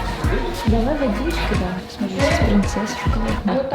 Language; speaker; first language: Russian; native; Russian